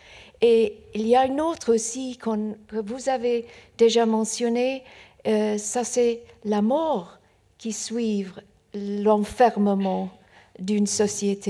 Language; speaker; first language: French; non-native, fluent; Persian